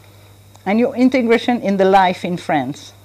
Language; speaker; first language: English; non-native, learner; French